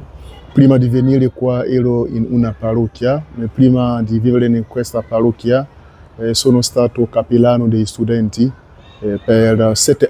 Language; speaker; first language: Italian; non-native, learner; French